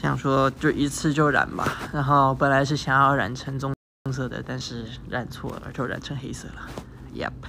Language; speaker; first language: Chinese; early bilingual, heritage; Chinese